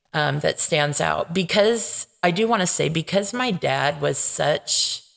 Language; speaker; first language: English; native; English